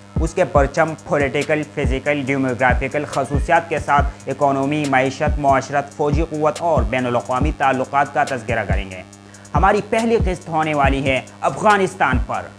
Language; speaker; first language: Urdu; non-native, local second language; Pashto